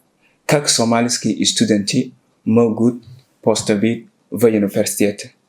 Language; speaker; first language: Russian; non-native, fluent; Somali